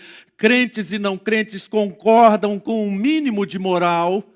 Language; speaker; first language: Portuguese; native; Portuguese